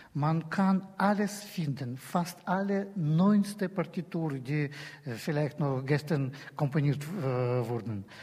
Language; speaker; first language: German; non-native, fluent; Russian